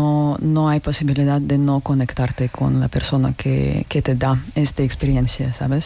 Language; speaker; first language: Spanish; non-native, learner; Russian